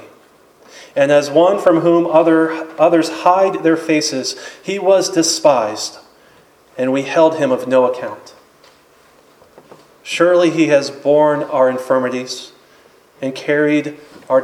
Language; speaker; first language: English; native; English